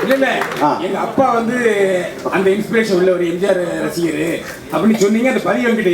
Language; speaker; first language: Tamil; native; Tamil